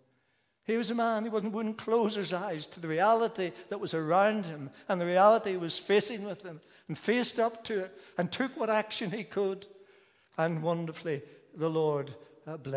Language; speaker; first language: English; native; English